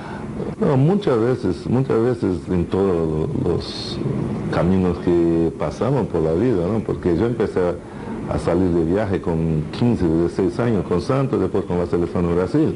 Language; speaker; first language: Spanish; non-native, fluent; Portuguese